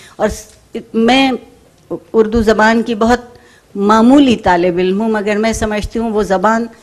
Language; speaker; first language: Urdu; native; Urdu